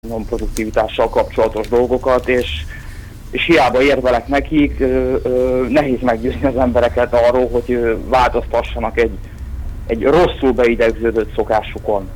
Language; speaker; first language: Hungarian; native; Hungarian